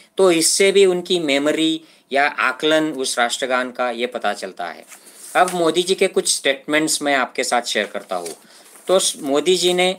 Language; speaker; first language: Hindi; non-native, local second language; Marathi